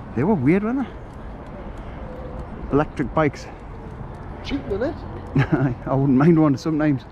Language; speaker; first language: English; native; English